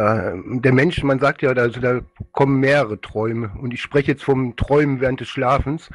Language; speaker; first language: German; native; German